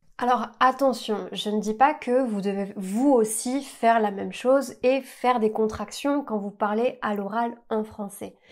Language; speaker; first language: French; native; French